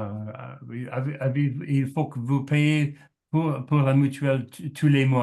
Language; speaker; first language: French; non-native, learner; English